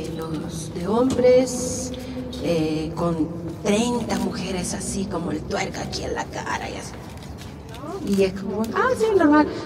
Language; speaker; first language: Spanish; native; Spanish